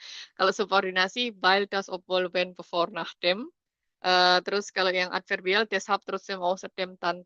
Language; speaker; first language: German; non-native, fluent; Indonesian